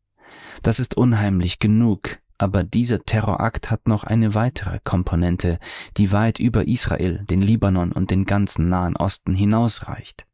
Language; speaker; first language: German; native; German